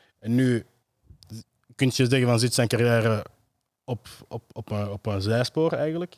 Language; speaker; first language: Dutch; native; Dutch